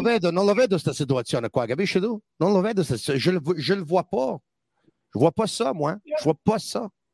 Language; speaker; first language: French; non-native, local second language; English